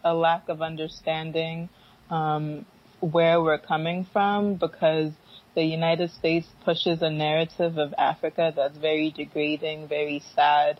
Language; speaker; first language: English; early bilingual, other home language; Akan